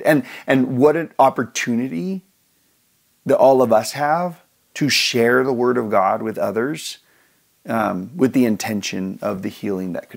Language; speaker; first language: English; native; English